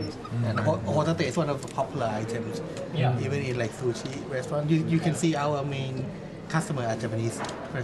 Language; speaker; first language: English; non-native, fluent; Thai